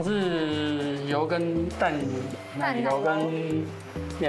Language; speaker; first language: Chinese; native; Chinese